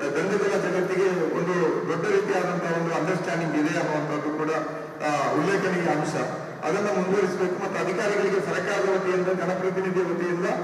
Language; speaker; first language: Kannada; non-native, local second language; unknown